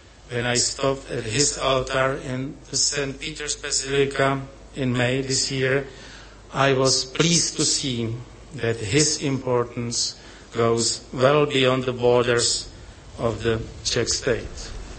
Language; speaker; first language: English; non-native, fluent; Czech